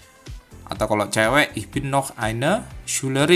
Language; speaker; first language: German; non-native, fluent; Indonesian